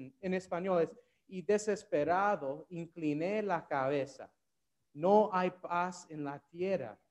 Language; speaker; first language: Spanish; non-native, learner; English